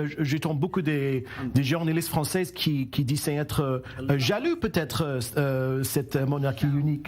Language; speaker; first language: French; non-native, learner; English